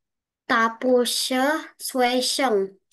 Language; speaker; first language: Chinese; non-native, learner; Indonesian